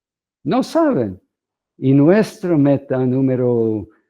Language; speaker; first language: Spanish; non-native, fluent; English